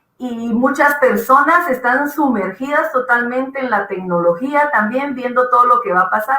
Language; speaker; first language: Spanish; native; Spanish